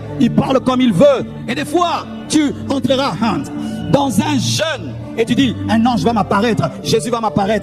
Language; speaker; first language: French; non-native, local second language; Lingala